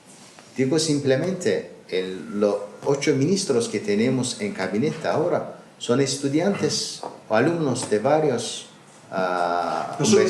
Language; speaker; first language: Spanish; non-native, learner; Azerbaijani